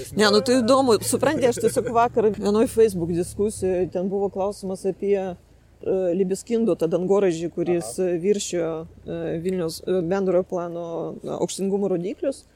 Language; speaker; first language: Lithuanian; non-native, local second language; Russian